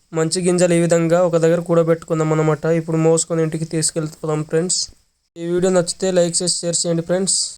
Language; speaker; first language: Telugu; non-native, local second language; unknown